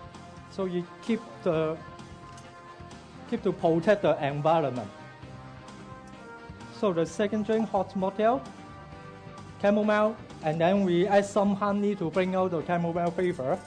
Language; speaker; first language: English; non-native, local second language; Cantonese